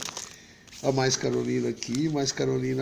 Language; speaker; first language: Portuguese; native; Portuguese